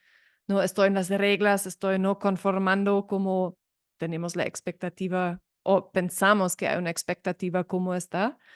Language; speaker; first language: Spanish; non-native, fluent; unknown